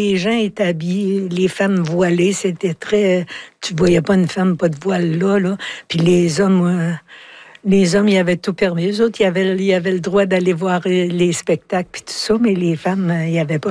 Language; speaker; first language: French; native; French